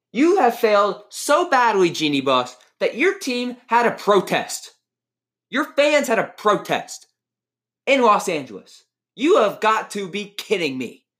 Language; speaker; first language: English; native; English